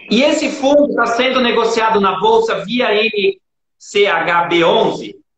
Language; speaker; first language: Portuguese; native; Portuguese